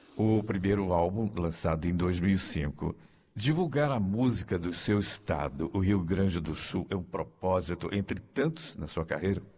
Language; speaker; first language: Portuguese; native; Portuguese